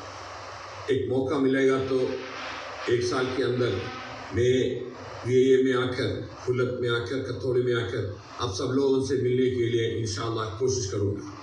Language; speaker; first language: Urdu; non-native, local second language; Malayalam